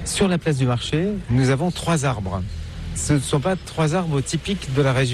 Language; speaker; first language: French; native; French